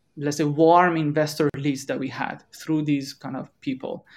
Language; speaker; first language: English; non-native, fluent; Persian